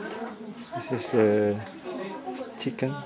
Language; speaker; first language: English; non-native, learner; Indonesian